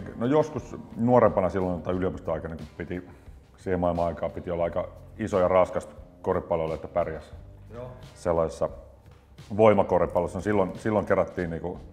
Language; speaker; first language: Finnish; native; Finnish